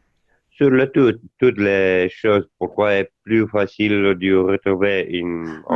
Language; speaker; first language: French; non-native, learner; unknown